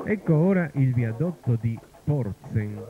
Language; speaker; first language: Italian; native; Italian